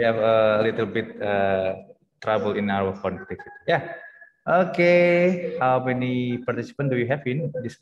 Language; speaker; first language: English; non-native, fluent; Indonesian